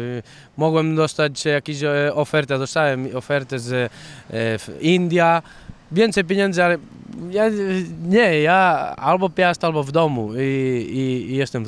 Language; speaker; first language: Polish; non-native, fluent; Catalan